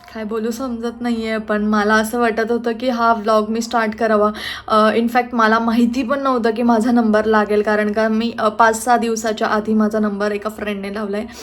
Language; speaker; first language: Marathi; native; Marathi